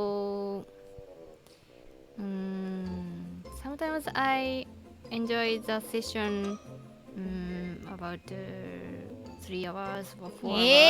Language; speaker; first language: English; non-native, learner; Japanese